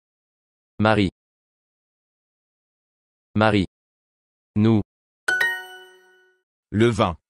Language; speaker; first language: French; non-native, learner; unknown